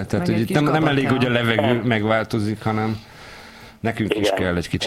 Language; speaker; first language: Hungarian; native; Hungarian